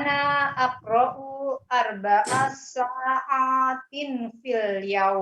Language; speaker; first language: Arabic; non-native, learner; Indonesian